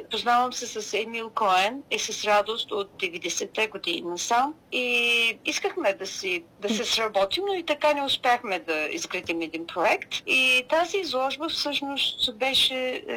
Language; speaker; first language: Bulgarian; non-native, local second language; Turkish